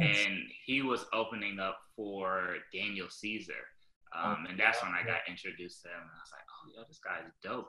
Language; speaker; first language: English; native; English